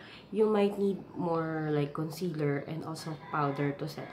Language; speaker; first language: English; non-native, local second language; Filipino